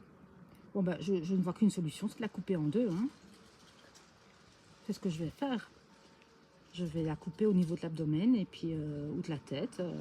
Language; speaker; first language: French; native; French